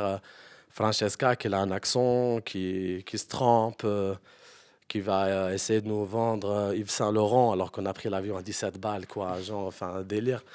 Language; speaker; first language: French; non-native, local second language; Arabic